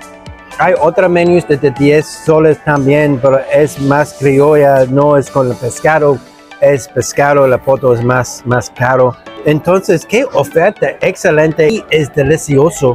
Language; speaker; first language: Spanish; non-native, learner; English